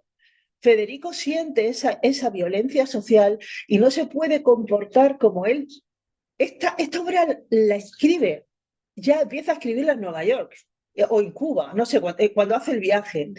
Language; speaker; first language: Spanish; native; Spanish